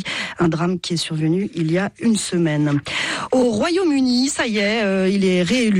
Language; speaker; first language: French; native; French